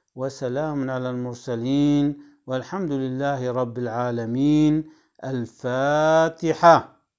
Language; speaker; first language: Arabic; non-native, fluent; Kurdish